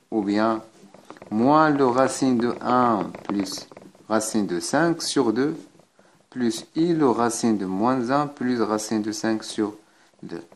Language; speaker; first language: French; non-native, local second language; Arabic